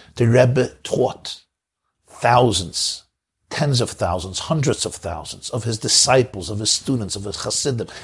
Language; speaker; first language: English; native; English